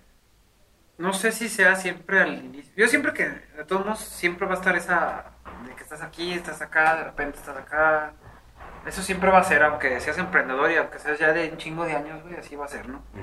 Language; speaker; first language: Spanish; native; Spanish